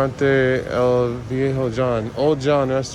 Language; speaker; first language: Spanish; non-native, learner; English